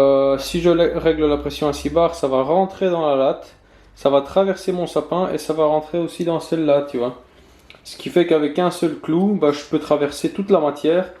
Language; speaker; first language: French; native; French